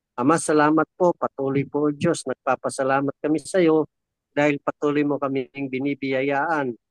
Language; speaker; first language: Filipino; native; Filipino